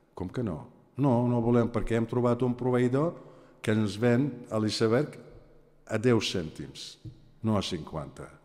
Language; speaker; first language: Catalan; non-native, fluent; Aramaic